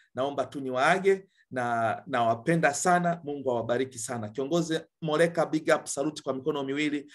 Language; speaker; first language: Swahili; native; Swahili